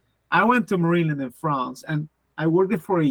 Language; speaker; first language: English; non-native, fluent; Dutch